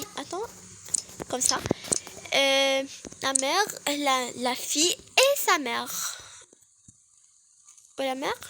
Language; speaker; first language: French; non-native, learner; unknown